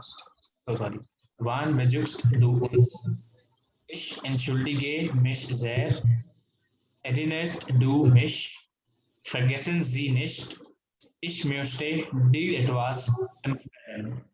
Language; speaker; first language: German; non-native, learner; Hindi